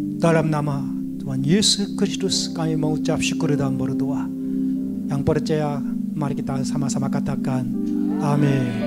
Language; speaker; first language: Indonesian; non-native, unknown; Korean